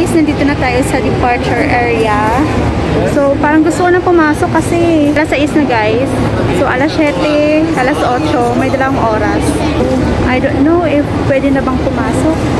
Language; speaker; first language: Filipino; native; Filipino